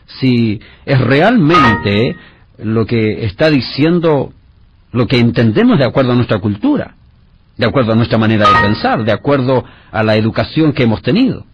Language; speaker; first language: Spanish; native; Spanish